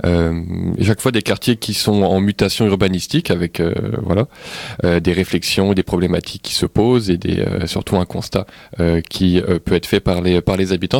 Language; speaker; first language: French; native; French